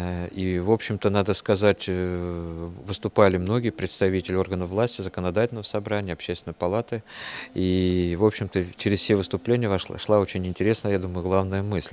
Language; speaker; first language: Russian; native; Russian